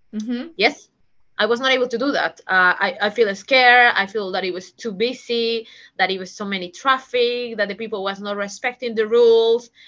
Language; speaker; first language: English; non-native, fluent; Spanish